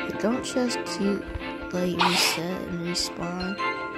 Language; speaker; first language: English; native; English